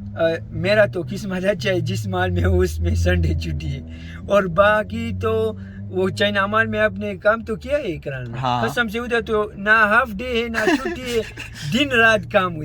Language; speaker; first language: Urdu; non-native, local second language; Pashto